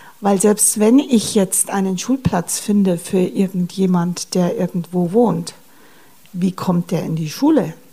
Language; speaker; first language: German; native; German